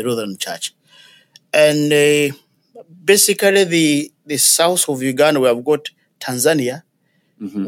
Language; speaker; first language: English; non-native, local second language; Ganda